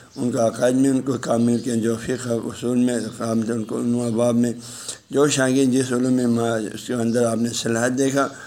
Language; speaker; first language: Urdu; non-native, local second language; Balti